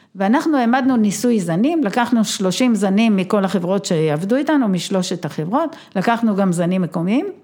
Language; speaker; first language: Hebrew; native; Hebrew